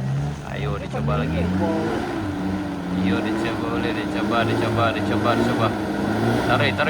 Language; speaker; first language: Indonesian; non-native, local second language; Minangkabau